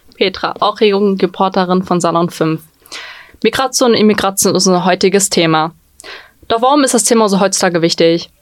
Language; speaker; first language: German; early bilingual, other home language; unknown